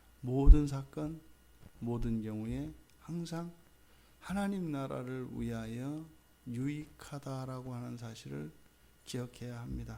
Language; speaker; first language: Korean; native; Korean